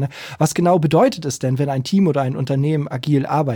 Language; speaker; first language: German; native; German